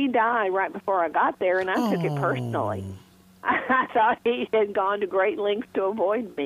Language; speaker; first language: English; native; English